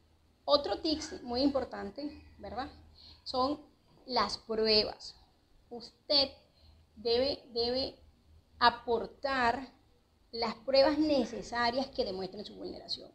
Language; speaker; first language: Spanish; native; Spanish